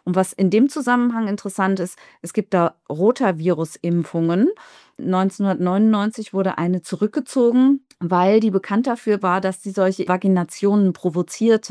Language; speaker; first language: German; native; German